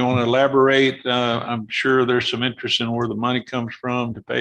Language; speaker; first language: English; native; English